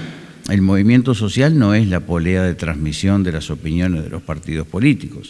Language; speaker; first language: Spanish; native; Spanish